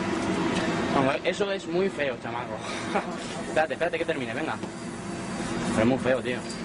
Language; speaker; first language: Spanish; native; Spanish